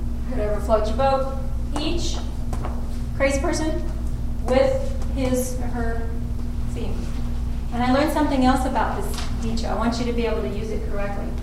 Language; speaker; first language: English; native; English